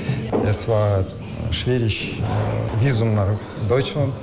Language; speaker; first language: German; non-native, learner; Russian